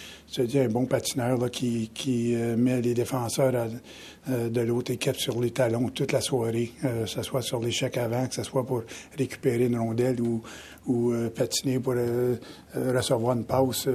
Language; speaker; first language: French; native; French